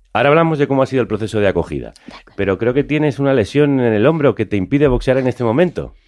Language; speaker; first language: Spanish; native; Spanish